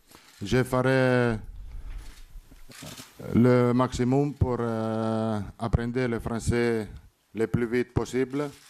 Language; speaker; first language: French; non-native, learner; Italian